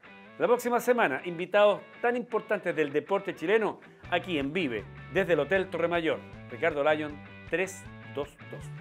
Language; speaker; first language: Spanish; native; Spanish